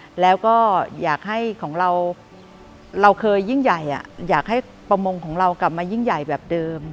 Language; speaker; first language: Thai; native; Thai